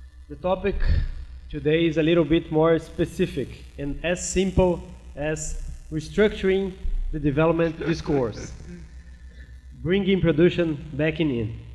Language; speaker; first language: English; non-native, fluent; Portuguese